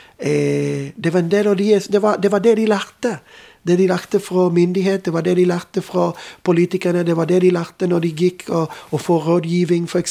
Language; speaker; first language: Norwegian; non-native, fluent; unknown